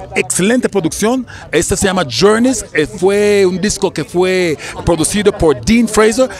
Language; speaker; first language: Spanish; non-native, fluent; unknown